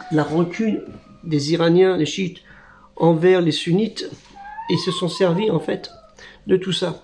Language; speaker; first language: French; native; French